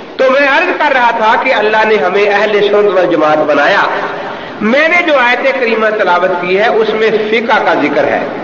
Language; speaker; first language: Urdu; non-native, local second language; Punjabi